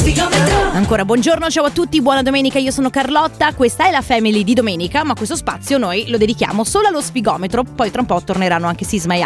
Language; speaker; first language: Italian; native; Italian